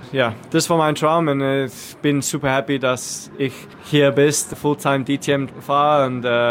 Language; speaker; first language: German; non-native, learner; English